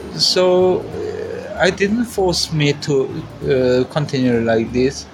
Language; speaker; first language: English; non-native, learner; Korean